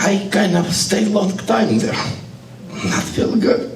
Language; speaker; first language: English; non-native, learner; Estonian